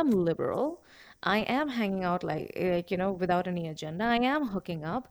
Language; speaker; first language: English; non-native, local second language; Bangla